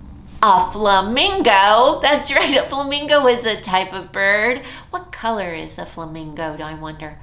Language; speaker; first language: English; native; English